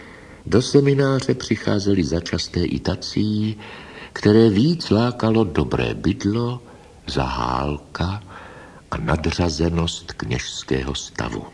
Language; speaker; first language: Czech; native; Czech